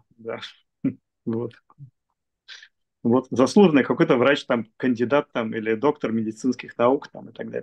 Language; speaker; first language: Russian; native; Russian